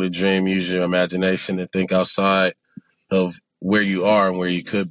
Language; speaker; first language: English; native; English